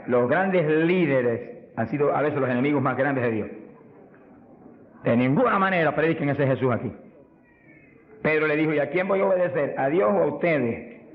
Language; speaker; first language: Spanish; native; Spanish